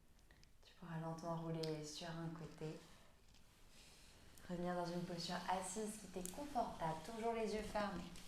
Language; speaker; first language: French; native; French